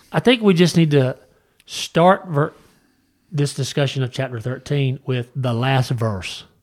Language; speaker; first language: English; native; English